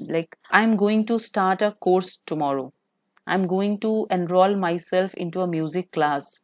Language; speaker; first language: English; non-native, local second language; Hindi